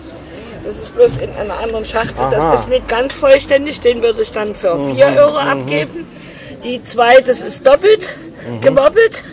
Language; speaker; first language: German; native; German